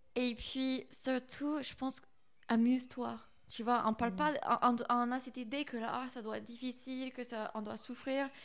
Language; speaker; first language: French; non-native, fluent; English